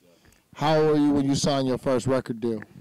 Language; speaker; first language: English; native; English